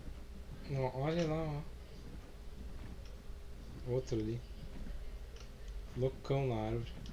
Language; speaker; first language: Portuguese; native; Portuguese